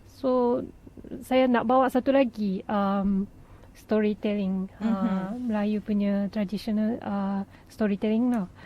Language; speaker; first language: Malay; non-native, fluent; Japanese